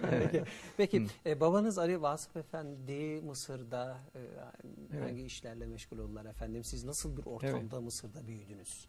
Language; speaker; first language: Turkish; native; Turkish